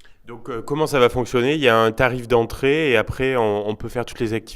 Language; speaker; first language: French; native; French